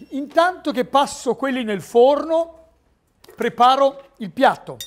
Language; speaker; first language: Italian; native; Italian